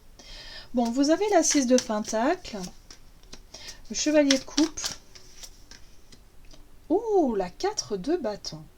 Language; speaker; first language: French; native; French